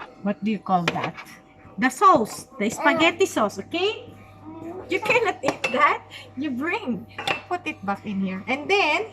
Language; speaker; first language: English; non-native, learner; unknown